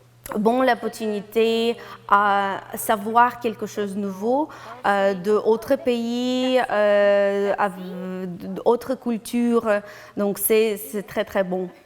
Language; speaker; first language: French; non-native, learner; Ukrainian